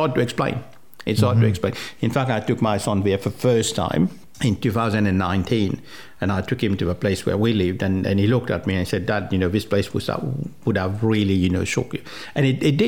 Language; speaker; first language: English; non-native, fluent; French